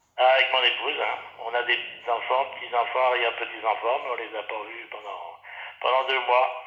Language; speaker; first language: French; native; French